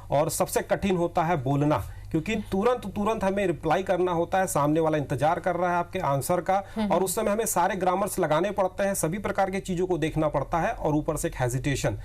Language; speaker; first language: Hindi; native; Hindi